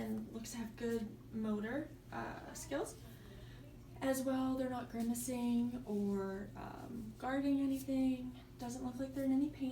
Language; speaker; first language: English; native; English